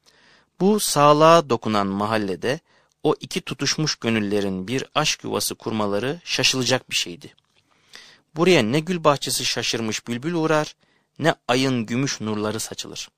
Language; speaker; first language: Turkish; native; Turkish